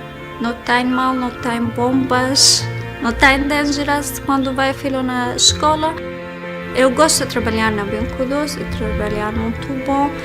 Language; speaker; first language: Portuguese; non-native, learner; Arabic